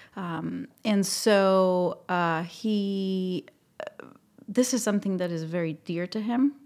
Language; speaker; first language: English; non-native, fluent; Spanish